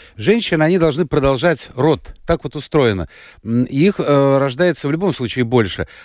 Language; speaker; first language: Russian; native; Russian